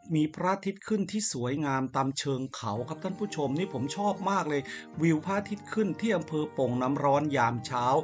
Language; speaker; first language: Thai; native; Thai